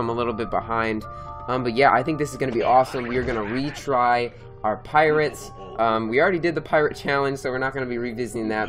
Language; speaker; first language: English; native; English